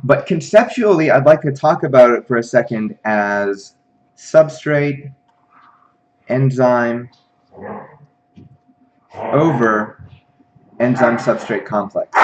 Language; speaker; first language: English; native; English